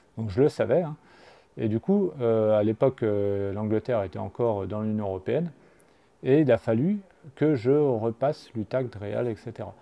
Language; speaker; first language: French; native; French